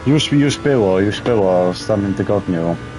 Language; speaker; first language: Polish; early bilingual, heritage; Polish